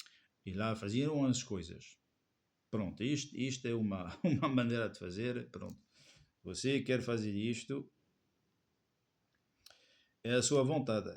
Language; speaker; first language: Portuguese; non-native, fluent; French